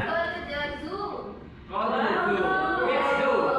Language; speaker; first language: English; non-native, learner; Indonesian